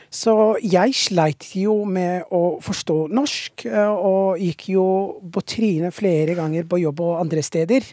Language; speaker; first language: Norwegian; non-native, fluent; Somali